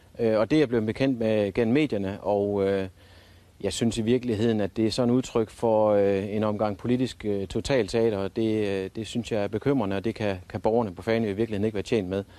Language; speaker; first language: Danish; native; Danish